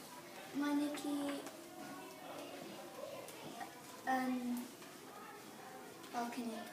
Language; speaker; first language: Welsh; non-native, learner; English